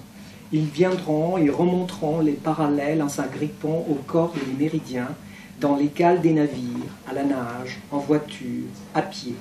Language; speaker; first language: French; native; French